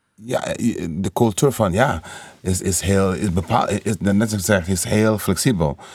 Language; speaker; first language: Dutch; non-native, learner; English